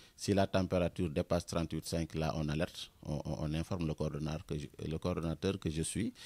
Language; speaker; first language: French; non-native, local second language; Wolof